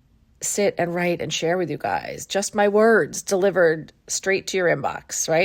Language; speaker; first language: English; native; English